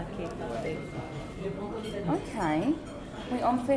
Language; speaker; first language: French; non-native, learner; English